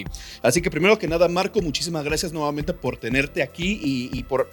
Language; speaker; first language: Spanish; native; Spanish